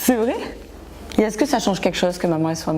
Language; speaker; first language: French; native; French